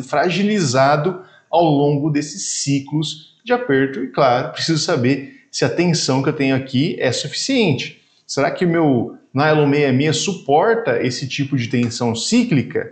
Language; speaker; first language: Portuguese; native; Portuguese